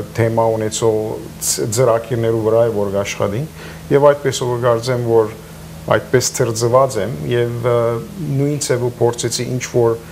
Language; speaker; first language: Armenian; native; Armenian